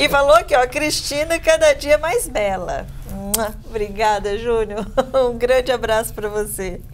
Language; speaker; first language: Portuguese; native; Portuguese